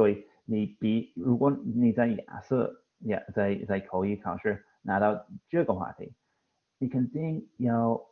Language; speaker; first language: Chinese; non-native, fluent; English